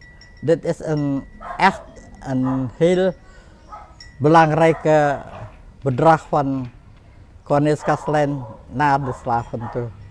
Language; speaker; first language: Dutch; non-native, fluent; Indonesian